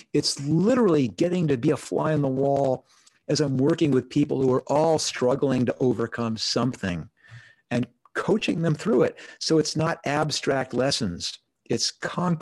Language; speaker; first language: English; native; English